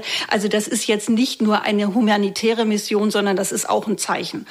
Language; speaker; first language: German; native; German